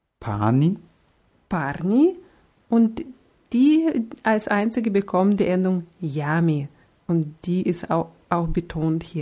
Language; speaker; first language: German; non-native, fluent; Russian